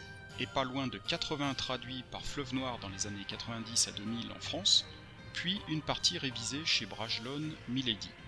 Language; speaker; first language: French; native; French